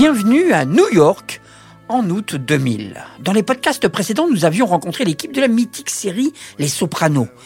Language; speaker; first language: French; native; French